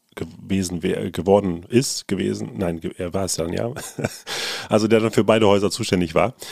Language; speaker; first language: German; native; German